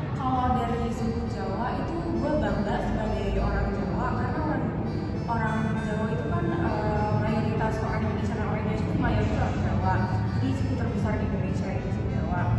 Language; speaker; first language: Indonesian; native; Indonesian